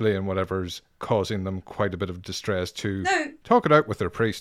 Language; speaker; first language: English; native; English